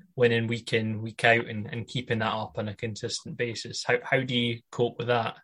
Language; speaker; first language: English; native; English